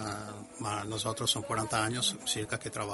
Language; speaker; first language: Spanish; non-native, learner; Italian